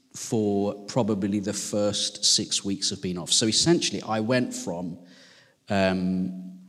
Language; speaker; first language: English; native; English